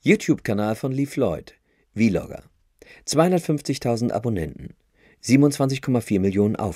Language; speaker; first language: German; native; German